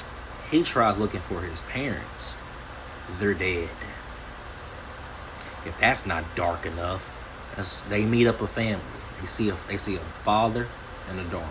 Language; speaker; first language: English; native; English